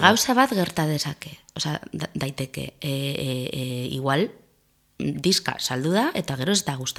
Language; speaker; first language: Basque; non-native, local second language; Spanish